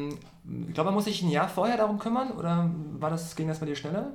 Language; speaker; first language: German; native; German